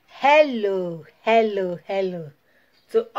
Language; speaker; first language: English; non-native, local second language; Igbo